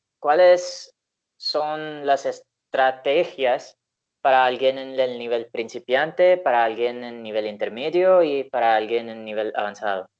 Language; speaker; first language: Spanish; non-native, fluent; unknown